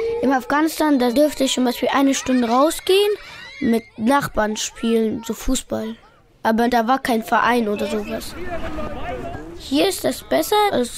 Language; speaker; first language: German; early bilingual, other home language; Pashto